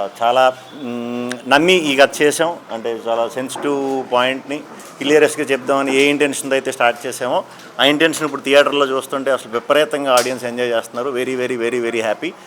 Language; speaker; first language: Telugu; native; Telugu